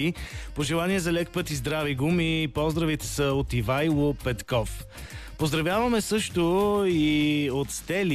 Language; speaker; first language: Bulgarian; native; Bulgarian